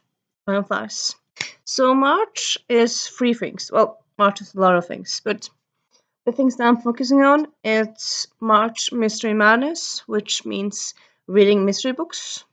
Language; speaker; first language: English; early bilingual, heritage; Norwegian